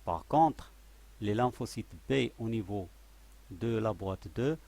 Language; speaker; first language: French; non-native, local second language; Arabic